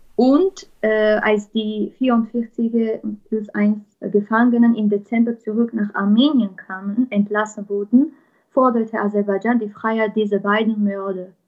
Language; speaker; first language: German; non-native, fluent; Armenian